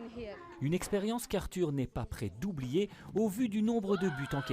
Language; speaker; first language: French; native; French